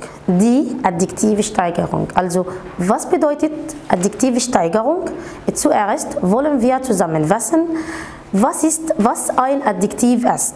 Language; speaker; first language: German; non-native, fluent; Arabic